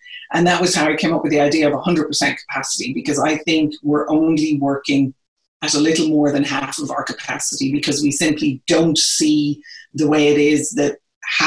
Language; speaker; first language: English; native; English